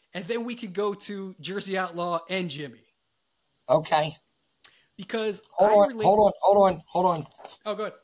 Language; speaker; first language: English; native; English